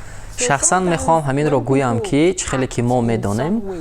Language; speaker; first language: Persian; non-native, fluent; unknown